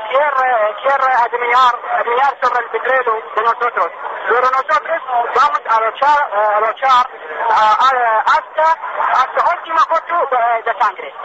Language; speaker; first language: Spanish; non-native, learner; Arabic